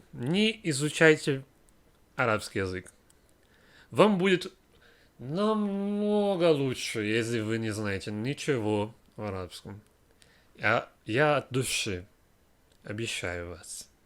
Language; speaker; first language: Russian; non-native, learner; Portuguese